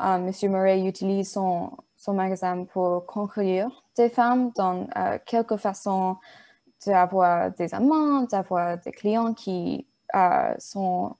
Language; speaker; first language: French; non-native, learner; English